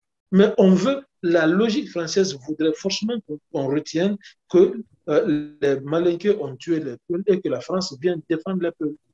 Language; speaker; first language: French; non-native, local second language; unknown